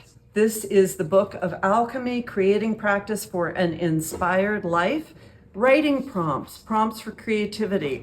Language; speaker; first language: English; native; English